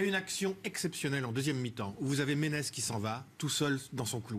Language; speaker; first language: French; native; French